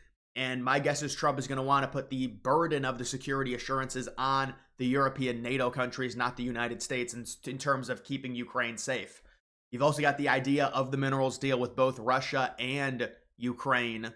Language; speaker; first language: English; native; English